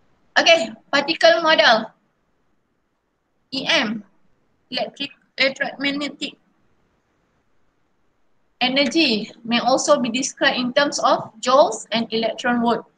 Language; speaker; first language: English; non-native, local second language; Malay